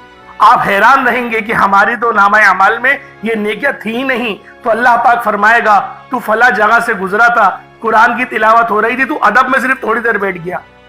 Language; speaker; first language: Urdu; native; Urdu